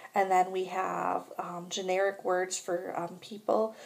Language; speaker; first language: English; native; English